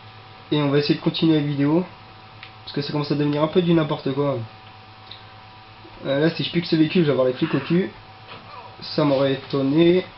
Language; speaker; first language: French; native; French